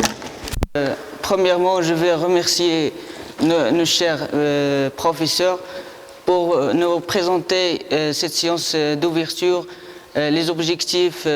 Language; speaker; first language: French; non-native, local second language; Arabic